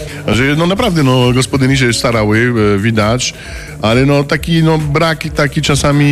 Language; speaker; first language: Polish; non-native, fluent; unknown